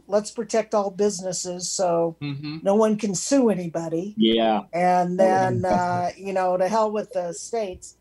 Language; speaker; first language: English; native; English